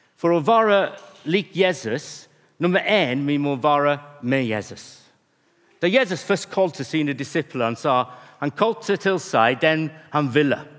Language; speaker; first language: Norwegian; non-native, fluent; English